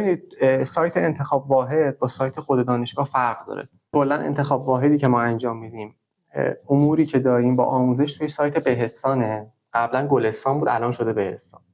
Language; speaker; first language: Persian; native; Persian